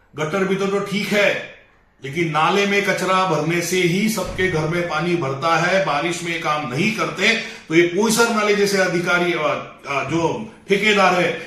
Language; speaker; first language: Hindi; non-native, local second language; Marathi